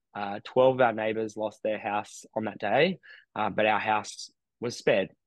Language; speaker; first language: English; native; English